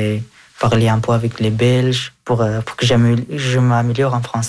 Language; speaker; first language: French; non-native, fluent; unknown